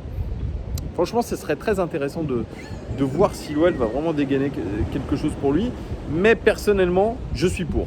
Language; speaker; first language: French; native; French